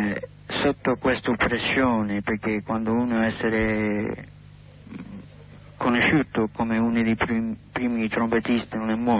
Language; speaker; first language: Italian; non-native, learner; English